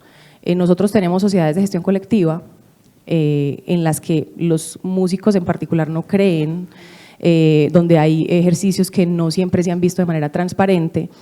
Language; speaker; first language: Spanish; native; Spanish